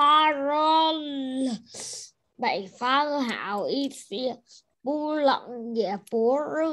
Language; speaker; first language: Chinese; non-native, learner; Vietnamese